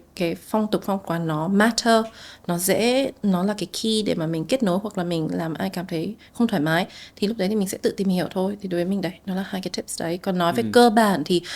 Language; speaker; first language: Vietnamese; native; Vietnamese